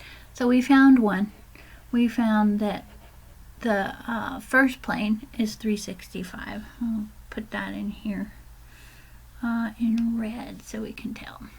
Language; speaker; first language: English; native; English